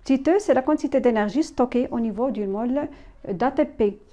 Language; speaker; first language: French; non-native, local second language; Arabic